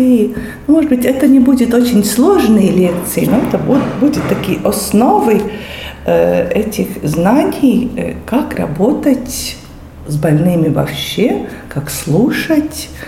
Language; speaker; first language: Russian; non-native, local second language; Latvian